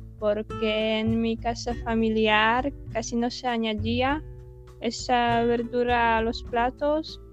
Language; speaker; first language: Spanish; non-native, fluent; Polish